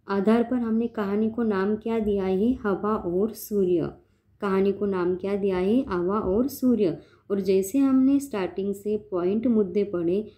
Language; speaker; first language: Hindi; non-native, local second language; Marathi